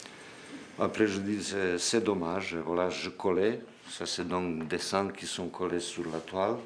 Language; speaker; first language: French; non-native, fluent; Serbian